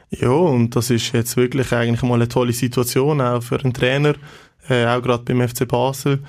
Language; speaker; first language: German; native; German